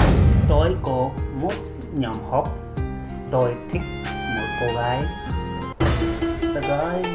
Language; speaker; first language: Vietnamese; non-native, learner; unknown